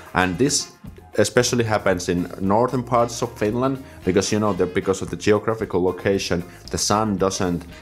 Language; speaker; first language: English; non-native, fluent; Finnish